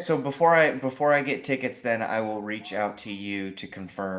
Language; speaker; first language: English; native; English